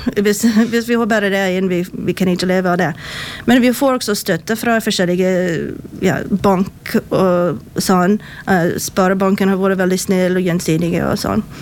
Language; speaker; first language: Norwegian; non-native, fluent; English